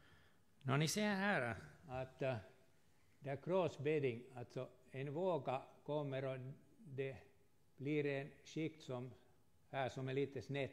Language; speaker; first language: Swedish; non-native, fluent; Finnish